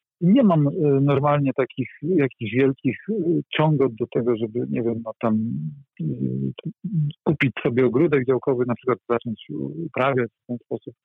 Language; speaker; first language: Polish; native; Polish